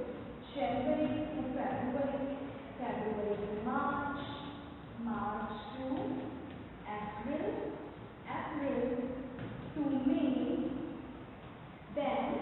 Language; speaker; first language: English; non-native, local second language; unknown